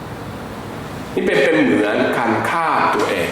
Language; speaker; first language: Thai; non-native, fluent; Korean